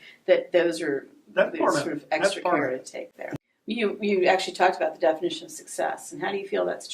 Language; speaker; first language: English; native; English